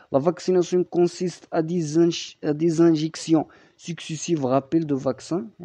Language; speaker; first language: French; non-native, local second language; Arabic